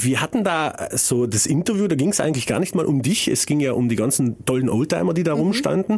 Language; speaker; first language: German; native; German